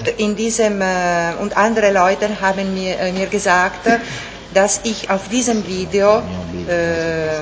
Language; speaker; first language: German; non-native, fluent; Italian